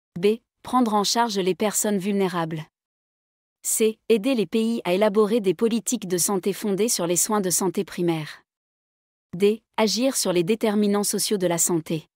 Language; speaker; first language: French; non-native, local second language; Arabic